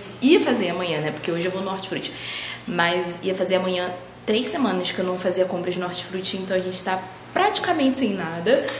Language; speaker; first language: Portuguese; native; Portuguese